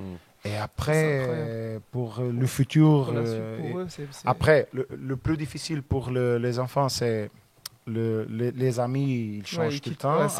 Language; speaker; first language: French; non-native, learner; Portuguese